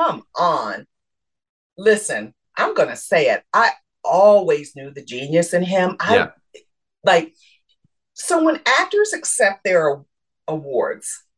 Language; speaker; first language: English; native; English